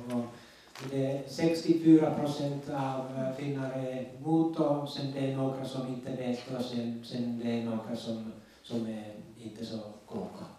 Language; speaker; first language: Swedish; non-native, local second language; Finnish